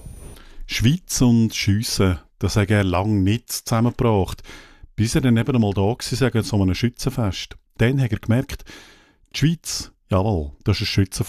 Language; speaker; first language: German; native; German